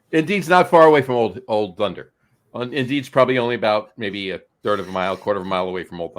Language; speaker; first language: English; native; English